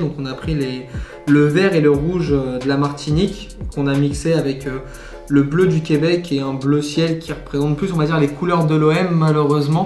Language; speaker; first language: French; native; French